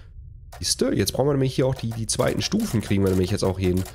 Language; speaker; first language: German; native; German